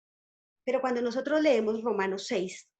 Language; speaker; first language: Spanish; native; Spanish